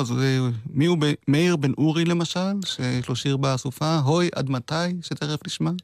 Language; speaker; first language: Hebrew; native; Hebrew